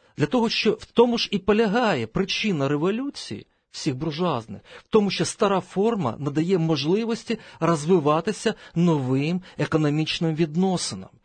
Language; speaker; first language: Ukrainian; non-native, local second language; Russian